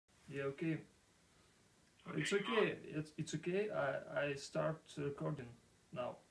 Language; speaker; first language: English; non-native, learner; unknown